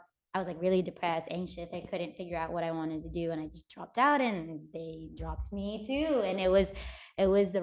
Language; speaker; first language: English; native; English